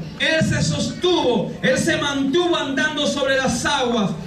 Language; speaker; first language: Spanish; native; Spanish